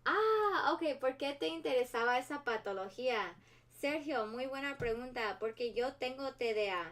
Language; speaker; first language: Spanish; early bilingual, heritage; Spanish